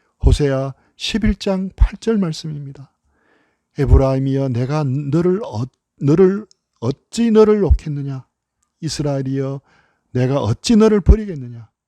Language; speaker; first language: Korean; native; Korean